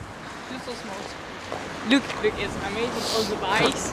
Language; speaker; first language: English; non-native, learner; French